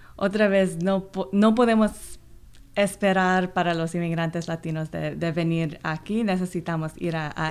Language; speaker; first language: Spanish; non-native, fluent; Korean